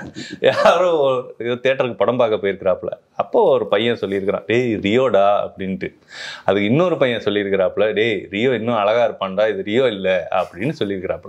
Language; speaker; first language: Tamil; native; Tamil